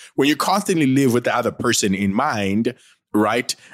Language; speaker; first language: English; non-native, local second language; North Ndebele